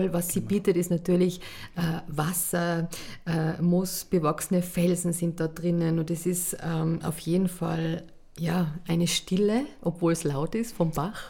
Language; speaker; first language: German; native; German